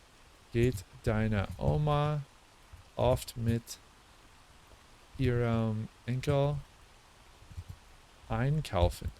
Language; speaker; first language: German; non-native, learner; English